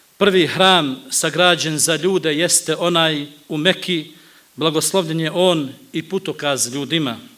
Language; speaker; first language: Bosnian; native; Bosnian